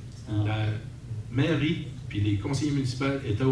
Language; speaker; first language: French; native; French